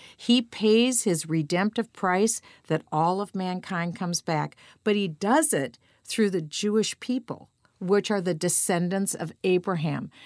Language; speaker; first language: English; native; English